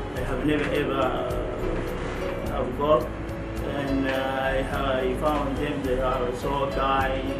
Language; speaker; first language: English; non-native, learner; Arabic